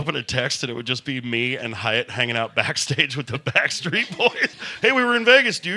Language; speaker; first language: English; native; English